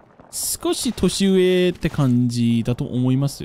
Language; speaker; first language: Japanese; early bilingual, heritage; Japanese